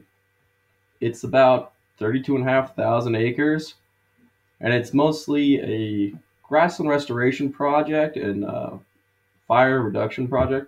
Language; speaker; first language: English; native; English